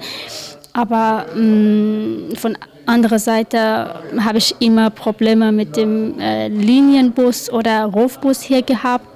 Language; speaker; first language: German; non-native, learner; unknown